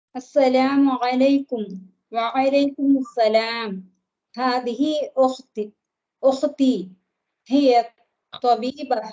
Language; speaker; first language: Arabic; non-native, learner; Tamil